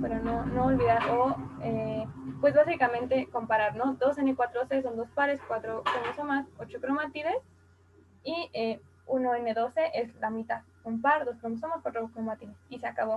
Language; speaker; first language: Spanish; native; Spanish